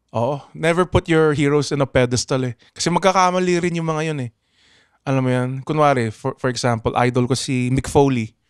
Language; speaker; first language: Filipino; non-native, local second language; Pangasinan